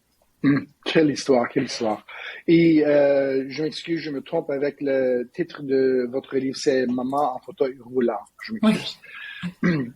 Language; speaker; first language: French; non-native, learner; English